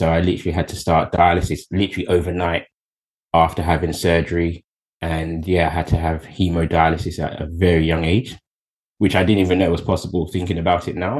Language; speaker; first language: English; native; English